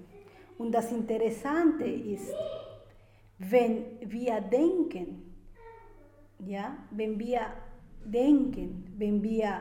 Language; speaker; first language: German; non-native, fluent; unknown